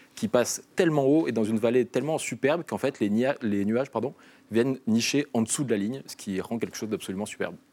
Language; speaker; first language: French; native; French